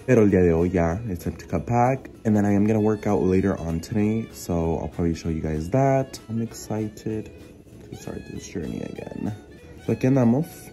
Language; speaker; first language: English; early bilingual, other home language; Spanish